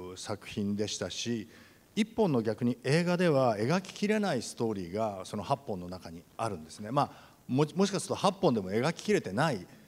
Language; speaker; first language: Japanese; native; Japanese